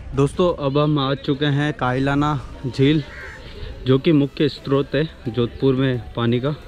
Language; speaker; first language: Hindi; native; Hindi